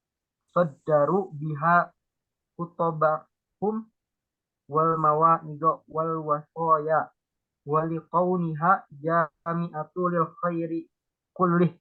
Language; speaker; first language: Arabic; non-native, learner; Indonesian